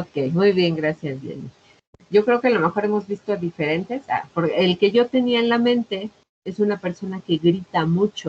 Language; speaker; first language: Spanish; native; Spanish